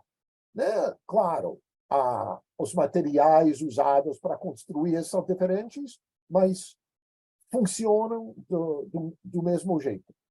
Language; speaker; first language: Portuguese; non-native, fluent; English